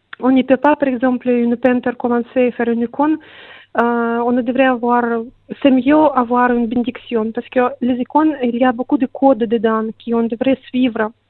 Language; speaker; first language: French; non-native, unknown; Russian